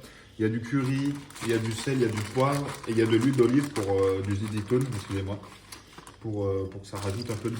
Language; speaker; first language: French; native; French